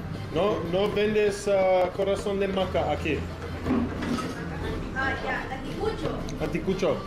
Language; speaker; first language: Spanish; non-native, learner; English